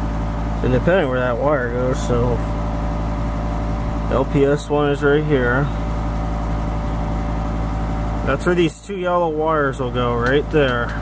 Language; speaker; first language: English; native; English